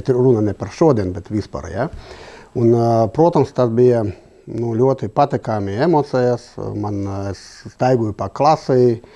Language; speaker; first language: Latvian; non-native, local second language; Russian